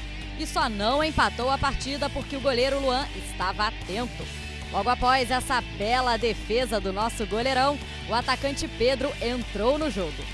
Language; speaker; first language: Portuguese; native; Portuguese